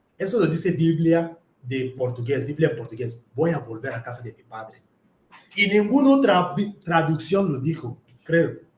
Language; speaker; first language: Spanish; non-native, fluent; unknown